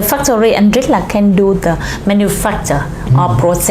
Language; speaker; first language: English; non-native, learner; Vietnamese